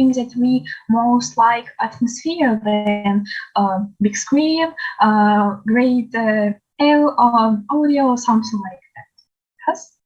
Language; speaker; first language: English; non-native, learner; Ukrainian